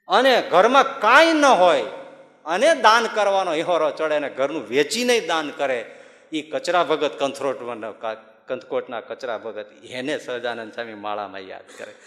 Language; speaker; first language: Gujarati; native; Gujarati